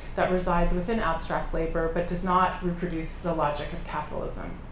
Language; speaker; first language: English; native; English